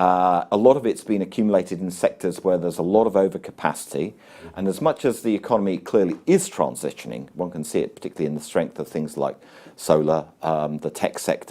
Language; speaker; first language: English; native; English